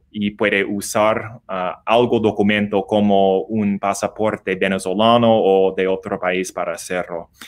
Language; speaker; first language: Spanish; non-native, learner; English